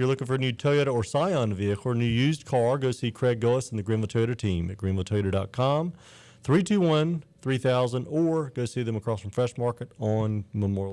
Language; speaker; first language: English; native; English